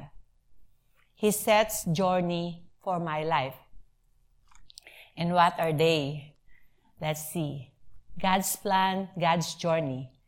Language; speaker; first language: English; non-native, local second language; Filipino